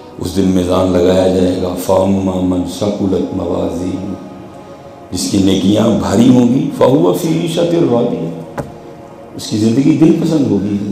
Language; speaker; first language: Urdu; non-native, local second language; Punjabi